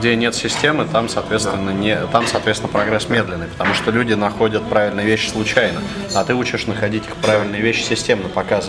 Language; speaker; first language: Russian; native; Russian